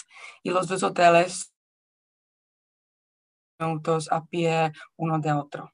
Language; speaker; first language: Spanish; non-native, fluent; Czech